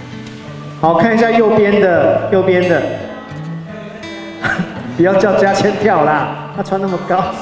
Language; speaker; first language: Chinese; native; Chinese